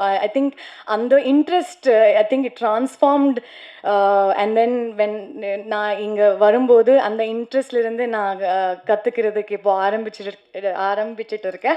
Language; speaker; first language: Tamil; non-native, learner; Kannada